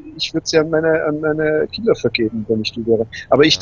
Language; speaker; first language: German; native; German